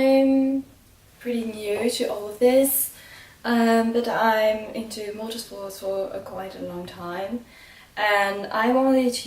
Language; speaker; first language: English; non-native, fluent; French